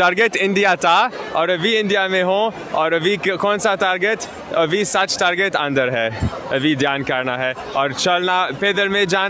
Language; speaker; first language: Hindi; non-native, learner; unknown